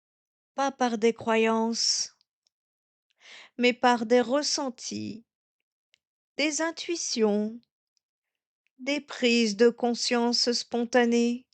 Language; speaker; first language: French; native; French